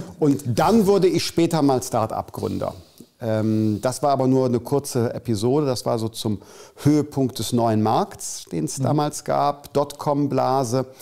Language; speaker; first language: German; native; German